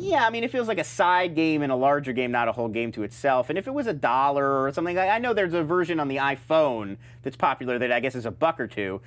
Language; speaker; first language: English; native; English